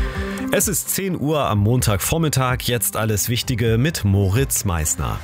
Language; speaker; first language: German; native; German